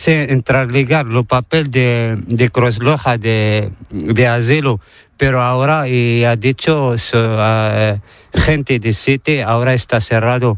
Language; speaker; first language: Spanish; non-native, learner; Arabic